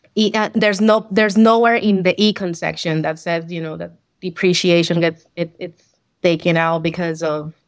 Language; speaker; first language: English; non-native, fluent; Spanish